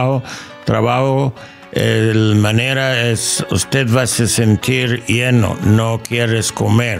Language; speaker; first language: Spanish; non-native, fluent; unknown